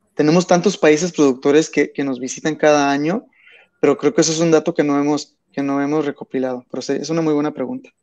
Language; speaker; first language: Spanish; early bilingual, heritage; Spanish